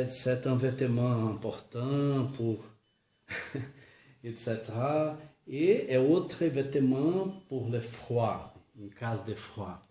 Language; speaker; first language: French; non-native, learner; Portuguese